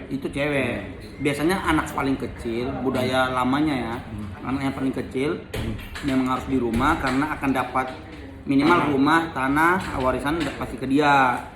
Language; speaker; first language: Indonesian; native; Indonesian